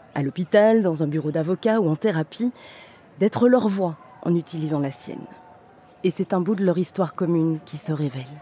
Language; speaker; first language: French; native; French